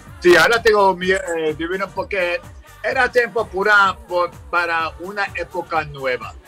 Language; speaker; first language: Spanish; early bilingual, heritage; Spanish